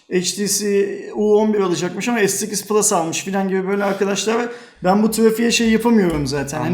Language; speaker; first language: Turkish; native; Turkish